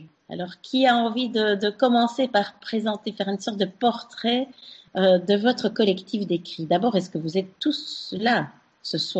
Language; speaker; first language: French; native; French